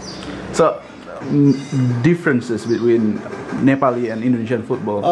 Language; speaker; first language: English; non-native, fluent; Indonesian